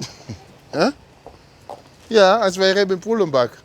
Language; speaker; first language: Dutch; non-native, learner; Lingala